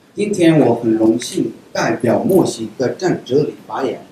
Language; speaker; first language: Chinese; non-native, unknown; Spanish